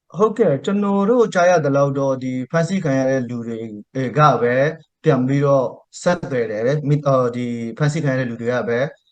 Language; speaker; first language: Burmese; non-native, local second language; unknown